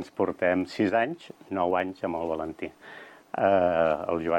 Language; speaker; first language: Catalan; native; Catalan